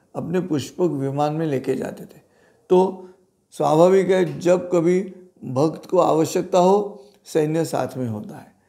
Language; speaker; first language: Hindi; non-native, local second language; Marathi